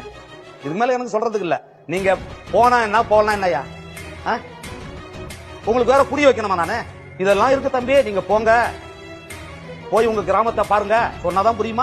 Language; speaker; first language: Tamil; native; Tamil